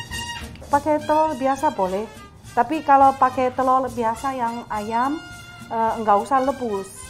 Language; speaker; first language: Indonesian; non-native, fluent; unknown